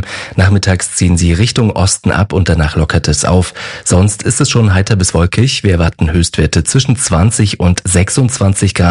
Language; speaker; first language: German; native; German